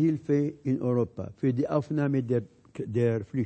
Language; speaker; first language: German; non-native, fluent; Arabic